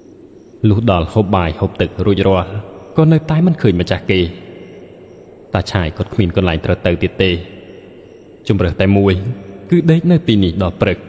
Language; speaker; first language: Khmer; native; Khmer